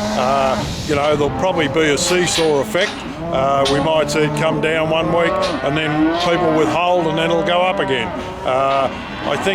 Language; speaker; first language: English; native; English